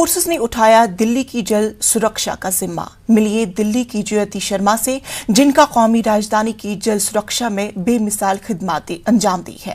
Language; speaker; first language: Hindi; native; Hindi